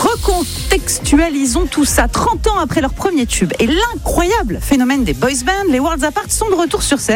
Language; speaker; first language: French; native; French